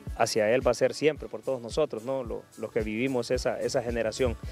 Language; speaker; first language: Spanish; native; Spanish